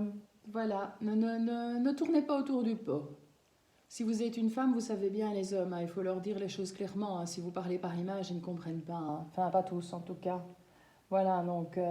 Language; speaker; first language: French; native; French